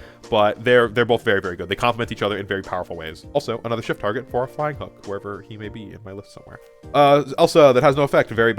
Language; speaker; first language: English; native; English